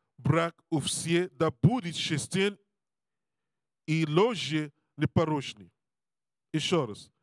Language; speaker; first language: Russian; non-native, learner; English